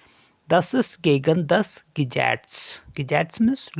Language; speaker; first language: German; non-native, fluent; Hindi